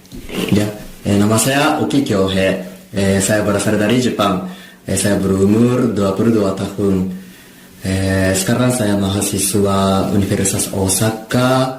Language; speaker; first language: Indonesian; non-native, learner; Japanese